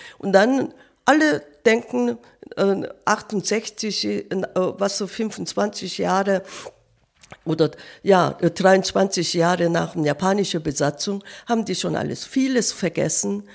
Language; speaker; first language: German; non-native, learner; Korean